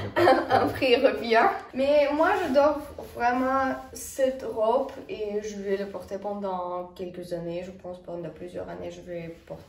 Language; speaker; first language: French; non-native, fluent; Estonian